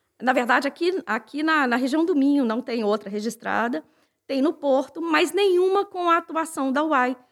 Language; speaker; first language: Portuguese; native; Portuguese